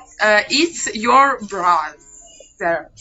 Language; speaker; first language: English; non-native, learner; Ukrainian